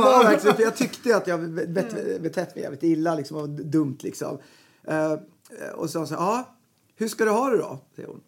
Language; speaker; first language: Swedish; native; Swedish